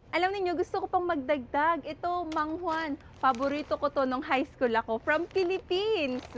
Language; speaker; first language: Filipino; native; Filipino